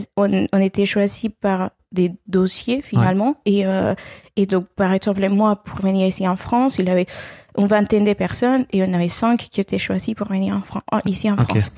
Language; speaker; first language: French; non-native, fluent; Spanish